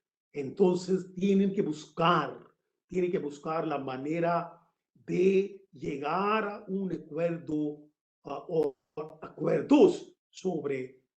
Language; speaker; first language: Spanish; non-native, fluent; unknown